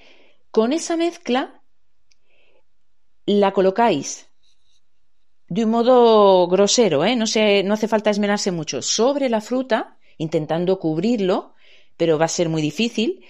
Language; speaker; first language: Spanish; native; Spanish